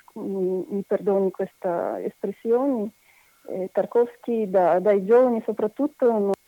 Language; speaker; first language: Italian; non-native, fluent; Russian